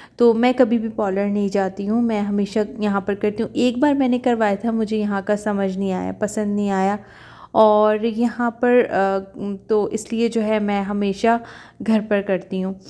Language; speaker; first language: Urdu; native; Urdu